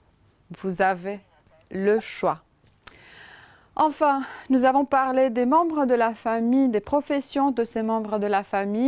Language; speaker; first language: French; non-native, fluent; Romanian